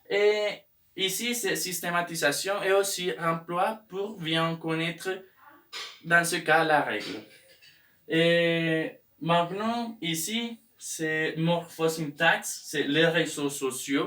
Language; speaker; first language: French; non-native, learner; Spanish